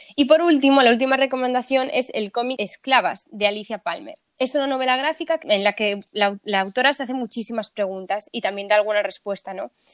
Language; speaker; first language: Spanish; native; Spanish